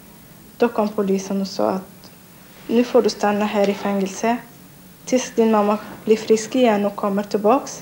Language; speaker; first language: Swedish; non-native, learner; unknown